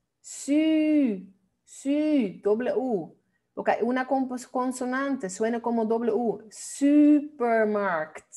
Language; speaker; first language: Spanish; non-native, fluent; Dutch